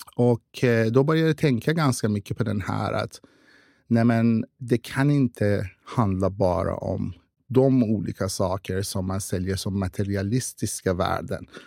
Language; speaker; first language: Swedish; non-native, fluent; Persian